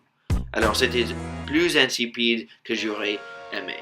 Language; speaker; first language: French; non-native, fluent; English